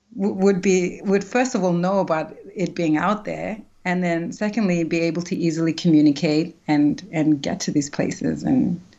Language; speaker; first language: English; early bilingual, other home language; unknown